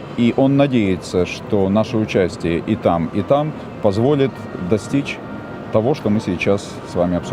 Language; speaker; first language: Russian; native; Russian